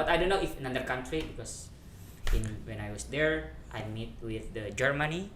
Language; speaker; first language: English; non-native, fluent; Indonesian